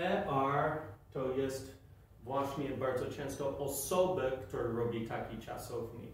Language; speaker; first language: Polish; non-native, fluent; English